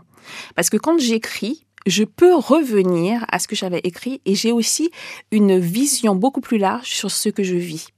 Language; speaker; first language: French; native; French